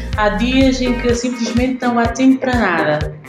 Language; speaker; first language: Portuguese; non-native, local second language; Kabuverdianu